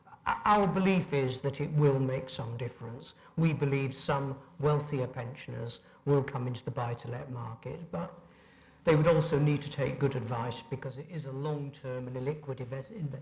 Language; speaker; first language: English; native; English